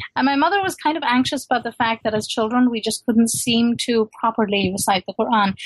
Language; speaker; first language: English; non-native, local second language; Urdu